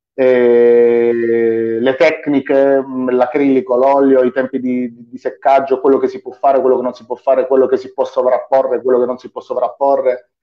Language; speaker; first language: Italian; native; Italian